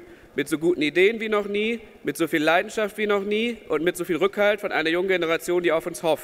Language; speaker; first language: German; native; German